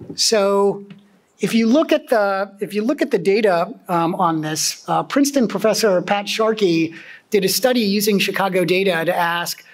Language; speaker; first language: English; native; English